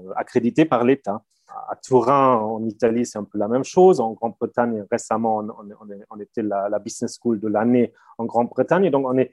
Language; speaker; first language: French; non-native, fluent; German